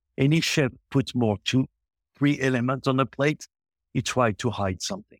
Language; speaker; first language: English; non-native, local second language; French